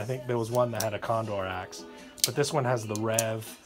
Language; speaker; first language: English; native; English